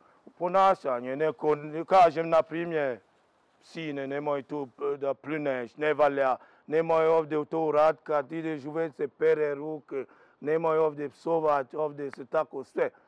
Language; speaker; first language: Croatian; non-native, learner; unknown